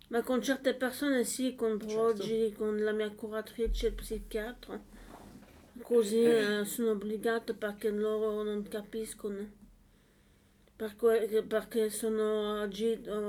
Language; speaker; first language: Italian; non-native, learner; French